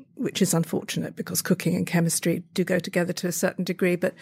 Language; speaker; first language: English; native; English